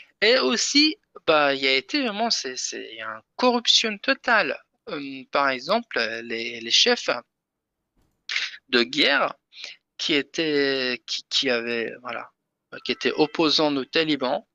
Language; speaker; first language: French; non-native, learner; Persian